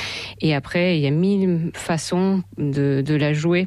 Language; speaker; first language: French; non-native, fluent; Russian